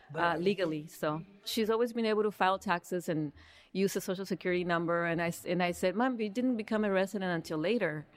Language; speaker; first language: English; early bilingual, other home language; Spanish